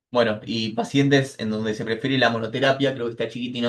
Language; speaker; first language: Spanish; native; Spanish